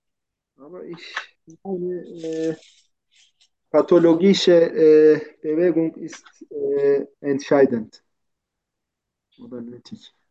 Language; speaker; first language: German; non-native, fluent; Turkish